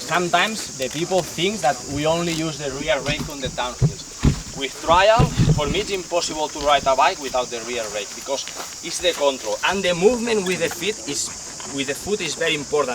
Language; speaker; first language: English; non-native, fluent; Spanish